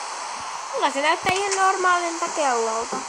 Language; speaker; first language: Finnish; native; Finnish